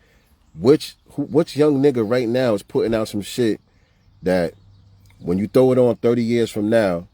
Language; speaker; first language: English; native; English